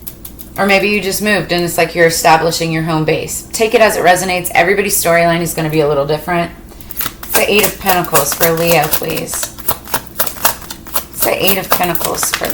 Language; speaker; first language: English; native; English